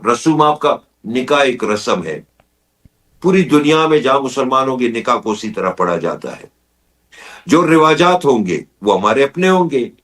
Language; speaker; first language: Urdu; non-native, local second language; Baluchi